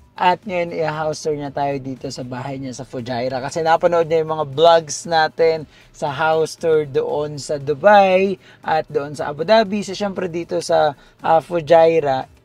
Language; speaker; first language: Filipino; native; Filipino